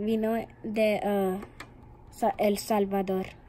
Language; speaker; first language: Spanish; early bilingual, heritage; Spanish